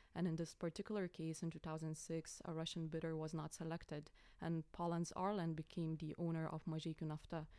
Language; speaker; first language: English; non-native, fluent; Lithuanian